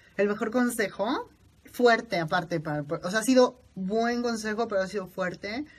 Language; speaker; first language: Spanish; native; Spanish